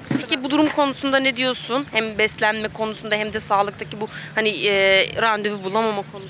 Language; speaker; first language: Turkish; native; Turkish